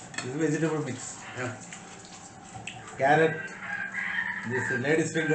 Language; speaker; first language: English; non-native, learner; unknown